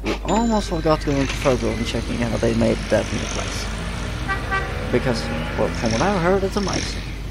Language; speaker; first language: English; non-native, fluent; Swedish